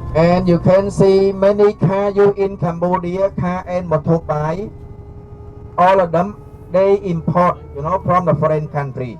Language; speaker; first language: English; non-native, learner; Khmer